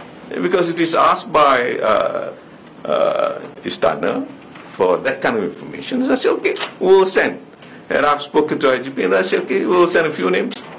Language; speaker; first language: English; non-native, local second language; Malay